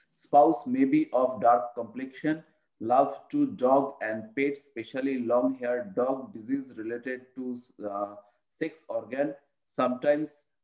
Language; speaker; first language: English; non-native, local second language; Bangla